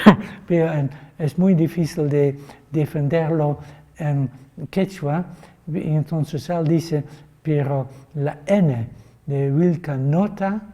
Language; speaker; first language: Spanish; non-native, fluent; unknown